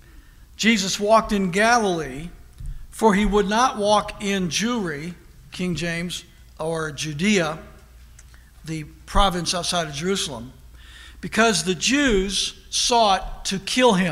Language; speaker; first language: English; native; English